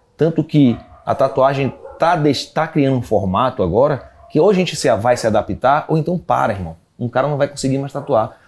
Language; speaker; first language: Portuguese; native; Portuguese